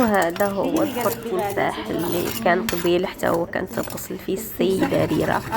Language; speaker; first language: Arabic; native; Arabic